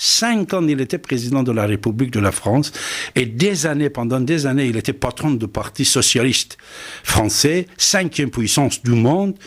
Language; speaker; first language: French; non-native, fluent; Persian